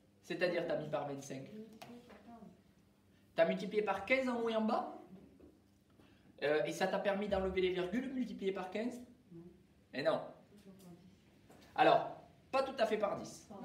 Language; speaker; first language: French; native; French